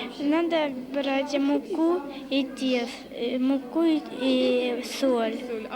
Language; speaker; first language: Russian; native; Russian